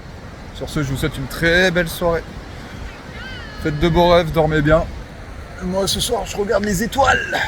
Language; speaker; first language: French; native; French